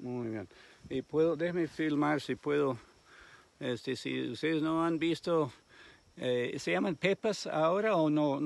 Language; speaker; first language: Spanish; non-native, fluent; English